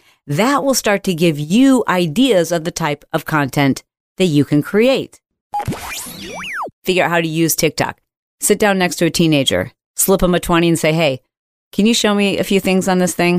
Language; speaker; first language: English; native; English